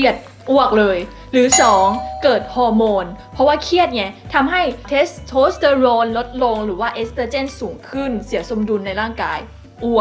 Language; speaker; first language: Thai; native; Thai